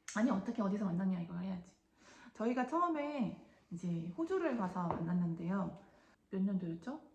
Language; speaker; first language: Korean; native; Korean